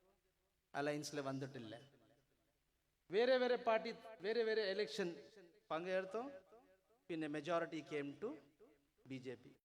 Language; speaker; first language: Malayalam; non-native, learner; Urdu